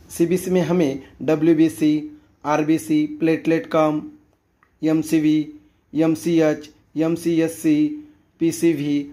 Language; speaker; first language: Hindi; non-native, local second language; Marathi